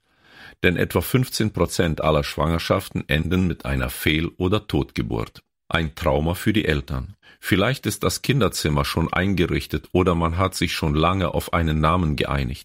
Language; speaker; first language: German; native; German